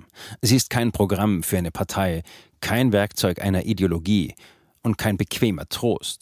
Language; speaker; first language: German; native; German